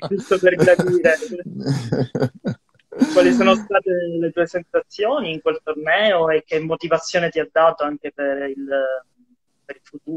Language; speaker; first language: Italian; native; Italian